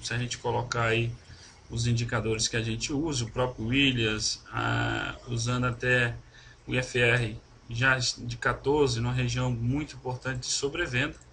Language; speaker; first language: Portuguese; native; Portuguese